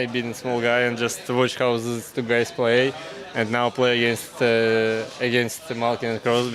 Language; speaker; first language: English; non-native, learner; Russian